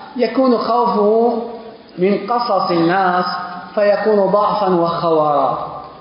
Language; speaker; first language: Arabic; native; Arabic